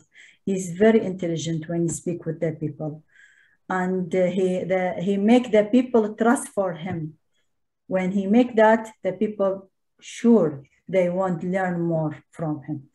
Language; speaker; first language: English; non-native, learner; Arabic